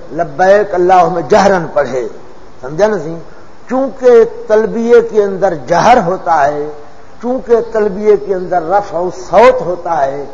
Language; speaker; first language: Urdu; non-native, local second language; Saraiki